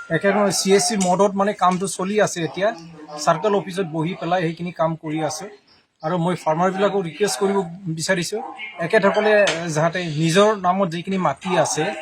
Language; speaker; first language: Assamese; non-native, local second language; Bangla